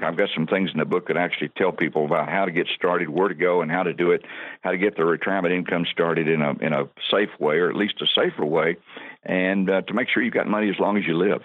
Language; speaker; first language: English; native; English